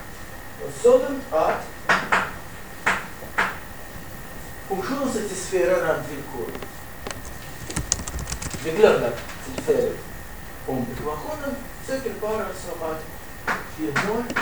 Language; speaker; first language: Swedish; non-native, fluent; Russian